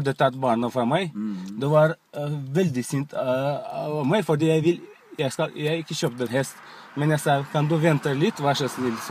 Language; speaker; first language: Norwegian; non-native, learner; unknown